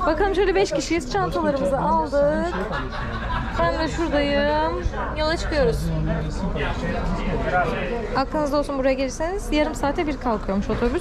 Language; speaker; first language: Turkish; native; Turkish